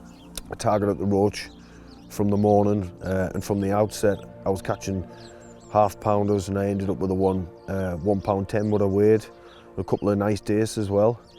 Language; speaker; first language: English; native; English